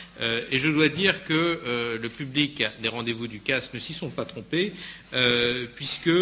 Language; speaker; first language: French; native; French